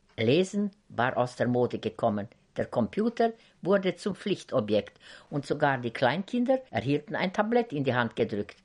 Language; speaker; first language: German; native; German